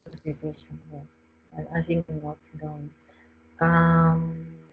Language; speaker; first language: English; non-native, learner; Spanish